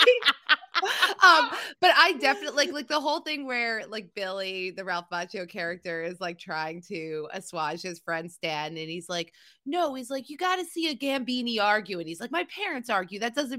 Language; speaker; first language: English; native; English